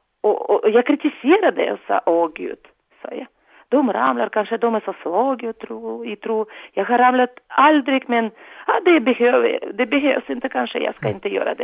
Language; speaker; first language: Swedish; non-native, fluent; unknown